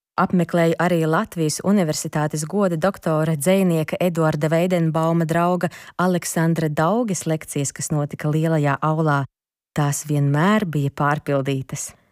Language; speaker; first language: Latvian; non-native, local second language; Ukrainian